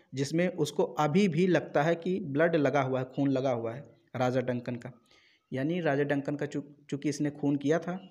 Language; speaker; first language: Hindi; native; Hindi